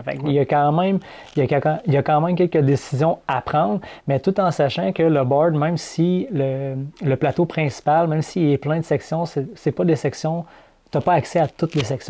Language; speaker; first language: French; native; French